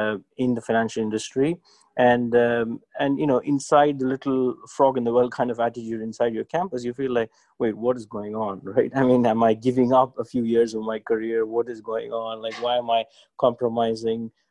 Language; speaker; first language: English; non-native, local second language; Tamil